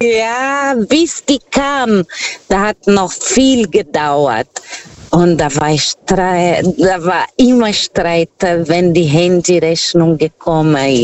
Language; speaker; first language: German; non-native, fluent; Portuguese